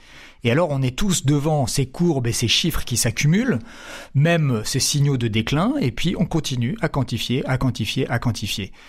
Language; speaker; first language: French; native; French